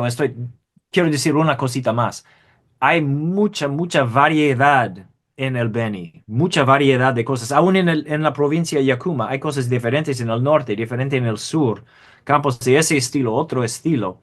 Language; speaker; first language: Spanish; non-native, fluent; English